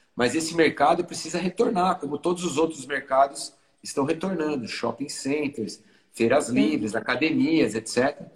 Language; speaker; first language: Portuguese; native; Portuguese